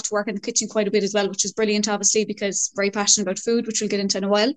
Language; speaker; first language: English; native; English